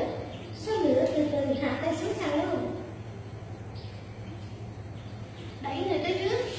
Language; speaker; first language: Vietnamese; native; Vietnamese